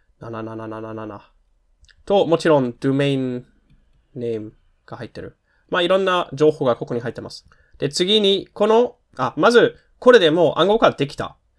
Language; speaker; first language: Japanese; non-native, fluent; German